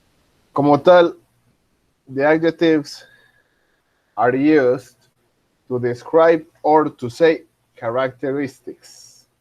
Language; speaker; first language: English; non-native, fluent; Spanish